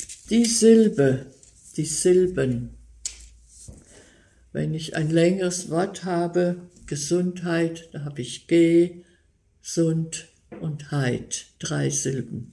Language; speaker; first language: German; native; German